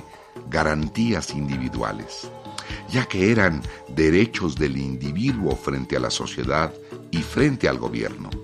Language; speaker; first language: Spanish; native; Spanish